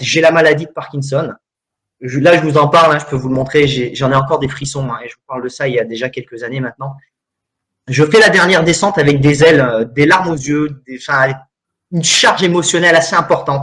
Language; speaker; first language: French; native; French